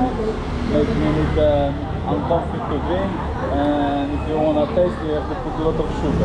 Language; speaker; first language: English; non-native, fluent; Polish